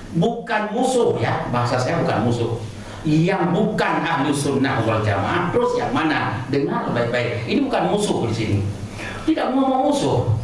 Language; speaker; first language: Indonesian; non-native, local second language; Achinese